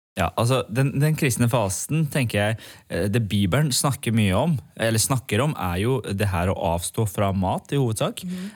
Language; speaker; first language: Norwegian; early bilingual, other home language; Persian